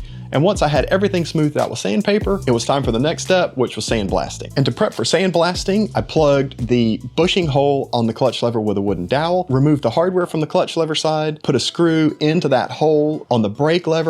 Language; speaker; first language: English; native; English